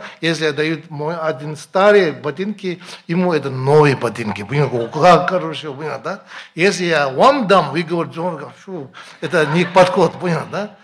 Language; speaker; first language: Russian; non-native, learner; Tibetan